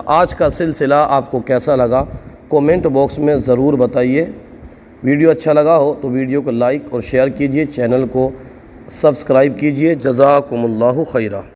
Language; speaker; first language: Urdu; native; Urdu